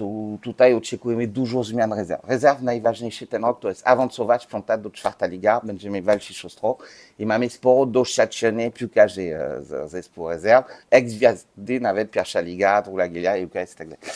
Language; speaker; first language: Polish; non-native, learner; French